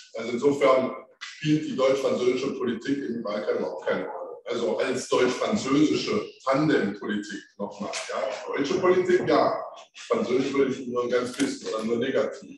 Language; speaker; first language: German; early bilingual, other home language; French